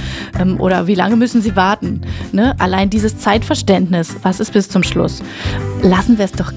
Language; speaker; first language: German; native; German